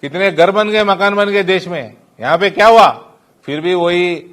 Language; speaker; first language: Hindi; non-native, local second language; Telugu